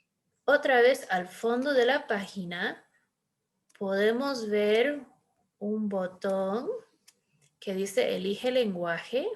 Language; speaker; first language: Spanish; early bilingual, heritage; Spanish